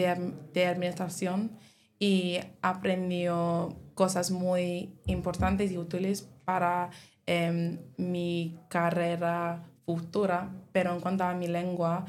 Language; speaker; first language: Spanish; non-native, learner; English